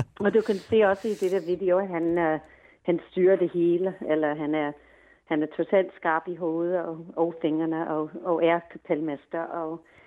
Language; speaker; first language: Danish; non-native, fluent; English